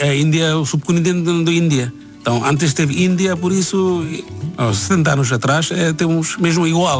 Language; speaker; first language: Portuguese; non-native, learner; Bangla